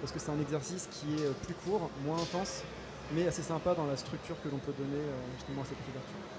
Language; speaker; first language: French; native; French